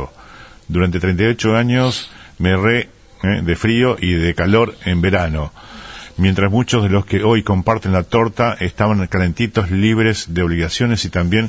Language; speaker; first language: Spanish; native; Spanish